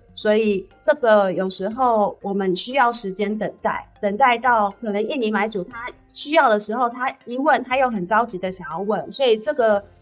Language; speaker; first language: Chinese; native; Chinese